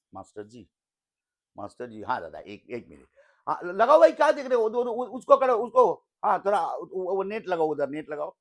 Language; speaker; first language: Hindi; non-native, local second language; Bangla